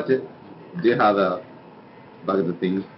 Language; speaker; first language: English; non-native, learner; Japanese